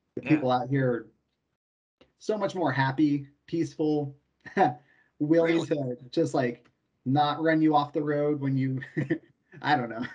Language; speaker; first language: English; native; English